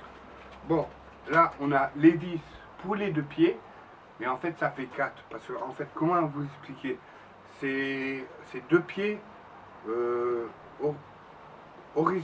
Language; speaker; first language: French; native; French